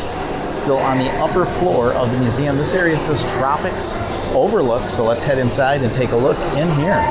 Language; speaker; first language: English; native; English